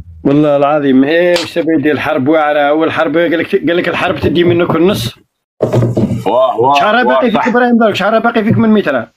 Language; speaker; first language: Arabic; native; Arabic